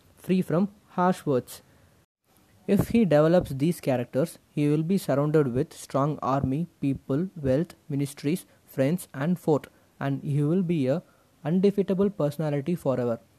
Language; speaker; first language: English; non-native, local second language; Tamil